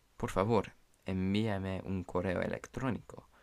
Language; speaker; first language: Spanish; non-native, fluent; English